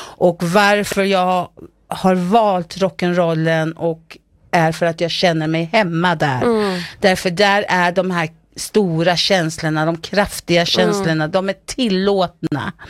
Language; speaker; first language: Swedish; native; Swedish